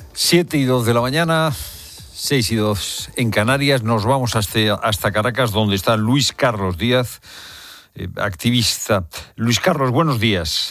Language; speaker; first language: Spanish; native; Spanish